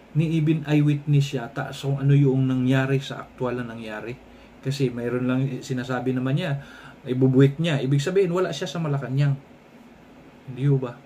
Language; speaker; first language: Filipino; non-native, local second language; Cebuano